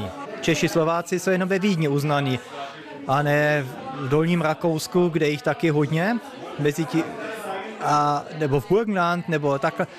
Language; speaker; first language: Czech; early bilingual, heritage; Czech